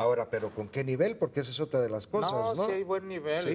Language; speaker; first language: Spanish; native; Spanish